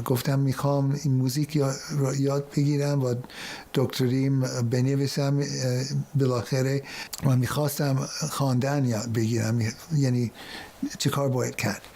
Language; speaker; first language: Persian; non-native, fluent; English